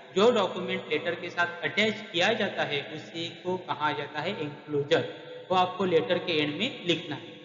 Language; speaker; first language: Hindi; non-native, local second language; Marathi